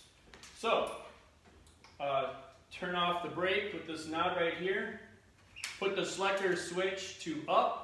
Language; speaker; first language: English; native; English